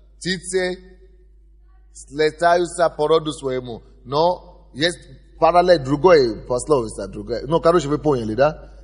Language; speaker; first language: Russian; non-native, fluent; Yoruba